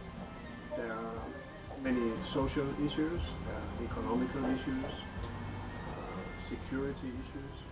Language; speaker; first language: English; non-native, fluent; Danish